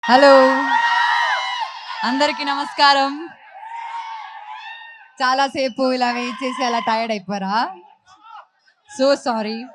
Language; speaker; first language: Telugu; non-native, fluent; Malayalam